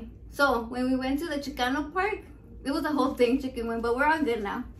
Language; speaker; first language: English; early bilingual, other home language; Spanish